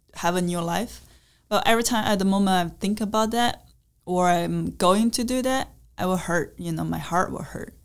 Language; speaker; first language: English; non-native, learner; Chinese